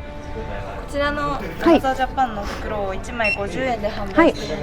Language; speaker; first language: Japanese; native; Japanese